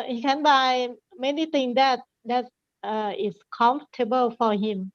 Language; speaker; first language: English; non-native, learner; Thai